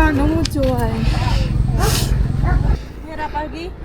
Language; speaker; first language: Korean; non-native, learner; Vietnamese